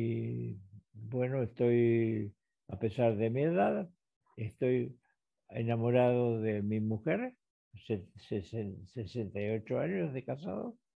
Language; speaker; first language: Spanish; native; Spanish